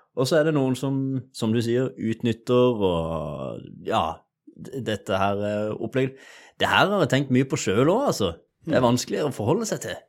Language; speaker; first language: Norwegian; native; Norwegian